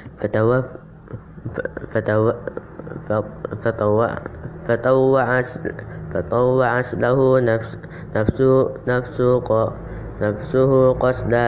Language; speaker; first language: Arabic; non-native, learner; Indonesian